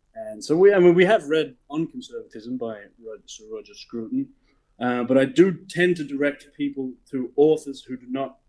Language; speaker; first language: English; native; English